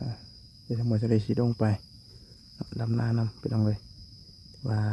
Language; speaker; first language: Thai; non-native, local second language; Lao